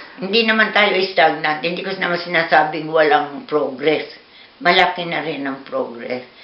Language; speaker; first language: Filipino; native; Filipino